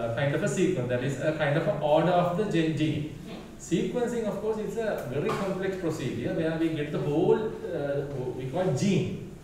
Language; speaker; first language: English; non-native, local second language; Sinhala